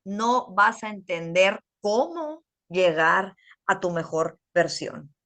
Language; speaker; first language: Spanish; early bilingual, heritage; Spanish